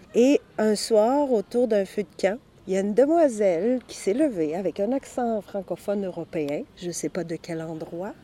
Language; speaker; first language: French; native; French